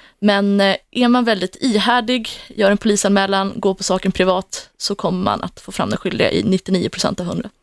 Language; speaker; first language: Swedish; native; Swedish